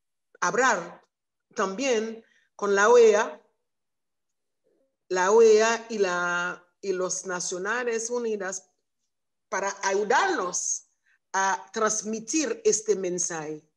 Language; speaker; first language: Spanish; non-native, learner; Haitian Creole